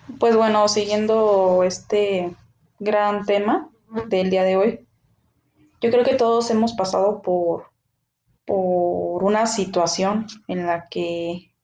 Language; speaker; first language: Spanish; native; Spanish